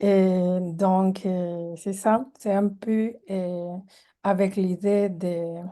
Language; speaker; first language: French; non-native, fluent; Spanish